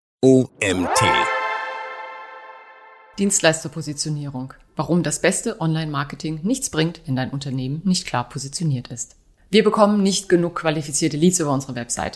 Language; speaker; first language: German; native; German